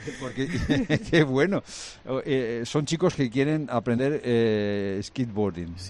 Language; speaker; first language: Spanish; native; Spanish